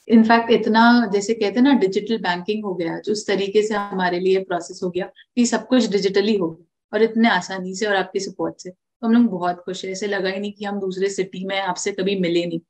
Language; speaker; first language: Hindi; non-native, local second language; Marathi